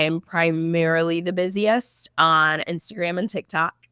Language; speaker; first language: English; native; English